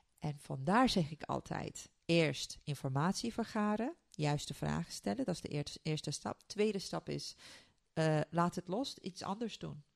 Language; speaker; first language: Dutch; non-native, fluent; Turkish